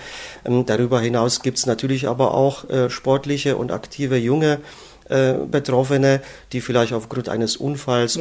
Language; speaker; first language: German; native; German